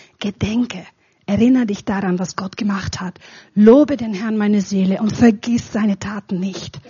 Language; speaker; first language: German; non-native, fluent; Romanian